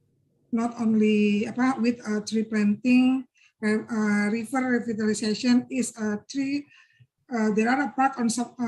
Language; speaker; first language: English; non-native, learner; Indonesian